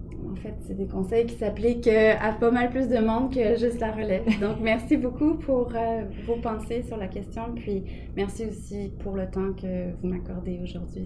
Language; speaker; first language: French; native; French